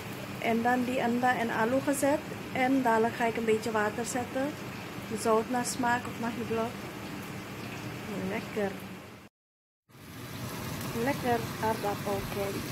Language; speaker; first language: Dutch; non-native, local second language; Caribbean Hindustani